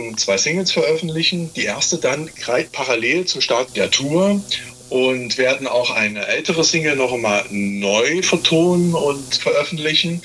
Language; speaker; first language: German; native; German